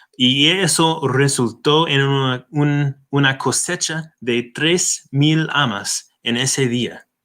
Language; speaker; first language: Spanish; non-native, fluent; English